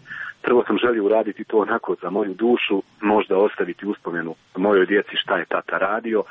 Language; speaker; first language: Croatian; native; Croatian